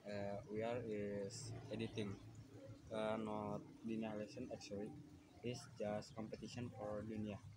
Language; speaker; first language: English; non-native, learner; Indonesian